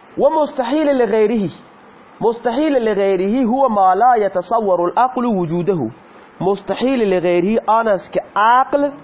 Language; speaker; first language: Persian; native; Persian